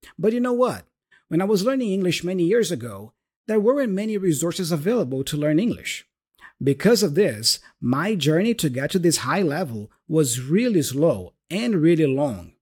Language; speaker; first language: English; non-native, fluent; Portuguese